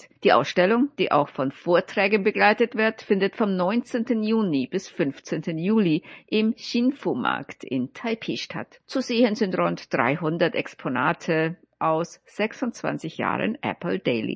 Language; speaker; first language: German; native; German